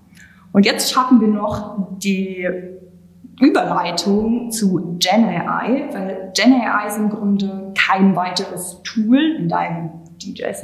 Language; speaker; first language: German; native; German